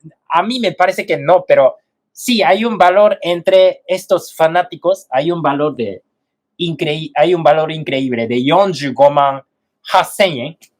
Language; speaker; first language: Spanish; non-native, fluent; Japanese